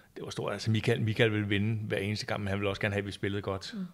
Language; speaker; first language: Danish; native; Danish